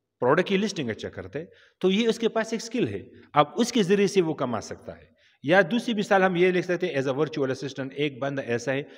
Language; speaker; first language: Urdu; non-native, local second language; Pashto